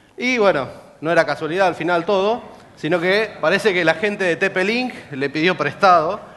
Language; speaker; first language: Spanish; native; Spanish